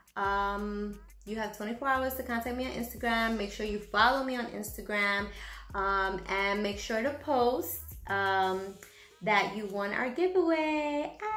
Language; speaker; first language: English; early bilingual, other home language; Spanish